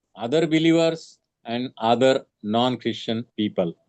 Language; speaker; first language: English; non-native, local second language; Marathi